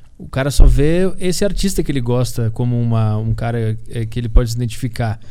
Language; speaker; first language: Portuguese; native; Portuguese